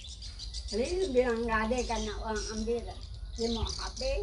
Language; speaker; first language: Indonesian; non-native, local second language; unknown